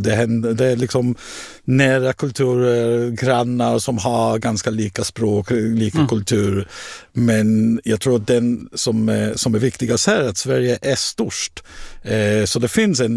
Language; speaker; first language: Swedish; non-native, fluent; Hebrew